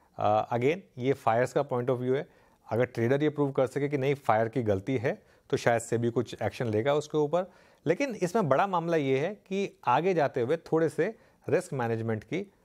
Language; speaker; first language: Hindi; native; Hindi